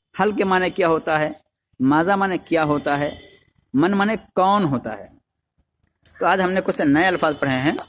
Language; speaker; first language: Urdu; native; Urdu